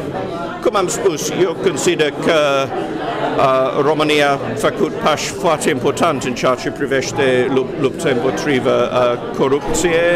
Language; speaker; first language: Romanian; non-native, fluent; English